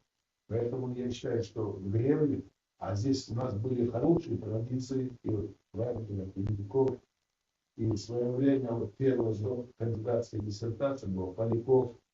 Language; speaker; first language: Russian; non-native, local second language; Uzbek